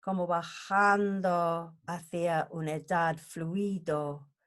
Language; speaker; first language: Spanish; non-native, learner; English